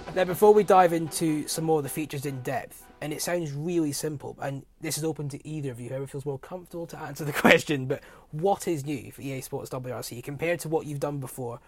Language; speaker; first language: English; native; English